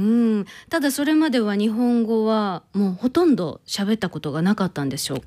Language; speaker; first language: Japanese; native; Japanese